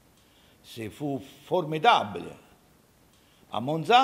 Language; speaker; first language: French; non-native, learner; Italian